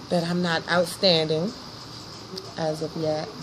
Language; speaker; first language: English; native; English